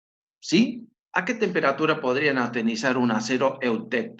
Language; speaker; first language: Spanish; native; Spanish